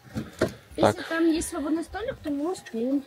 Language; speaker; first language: Russian; native; Russian